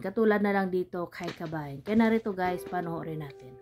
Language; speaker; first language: Filipino; native; Filipino